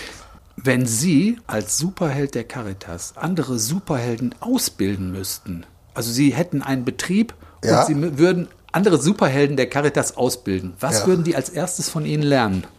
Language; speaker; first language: German; native; German